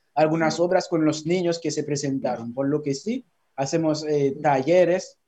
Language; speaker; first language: Spanish; non-native, fluent; Haitian Creole